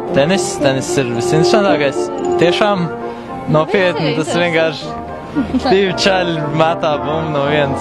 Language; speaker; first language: Latvian; native; Latvian